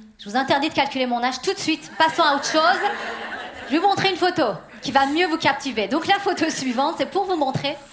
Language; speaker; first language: French; early bilingual, other home language; Persian